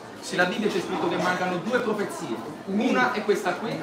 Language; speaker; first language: Italian; native; Italian